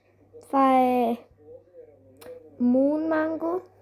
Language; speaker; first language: Bulgarian; early bilingual, heritage; Bulgarian